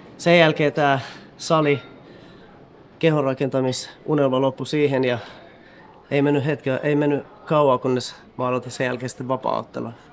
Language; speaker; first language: Finnish; early bilingual, other home language; Kurdish